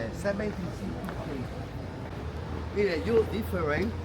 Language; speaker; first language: English; non-native, learner; Spanish